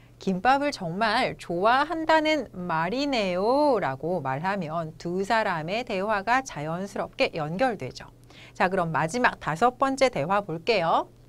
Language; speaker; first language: Korean; native; Korean